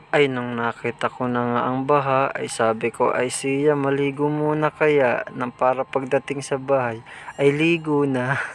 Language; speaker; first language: Filipino; non-native, local second language; Bikol